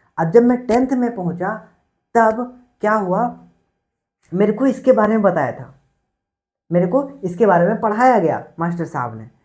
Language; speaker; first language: Hindi; native; Hindi